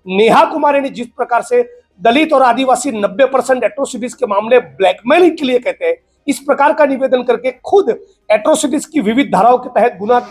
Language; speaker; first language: Hindi; native; Hindi